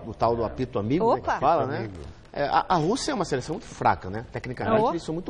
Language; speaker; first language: Portuguese; native; Portuguese